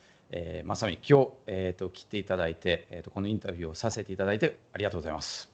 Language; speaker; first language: Japanese; non-native, fluent; German